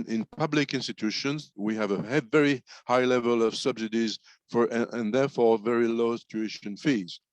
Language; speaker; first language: English; non-native, fluent; French